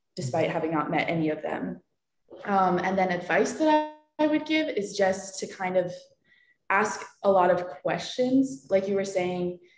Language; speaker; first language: English; native; English